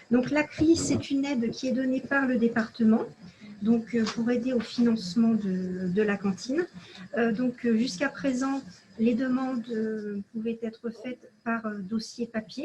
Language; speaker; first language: French; native; French